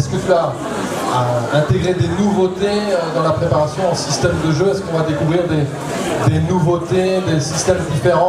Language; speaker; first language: French; native; French